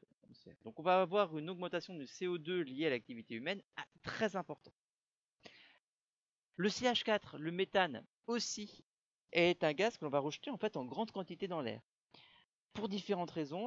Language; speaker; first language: French; native; French